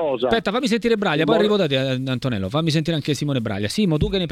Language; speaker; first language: Italian; native; Italian